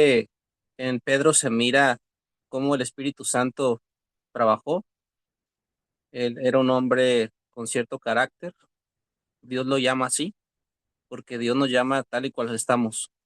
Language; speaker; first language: Spanish; native; Spanish